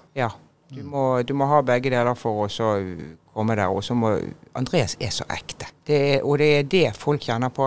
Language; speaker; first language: Norwegian; native; Norwegian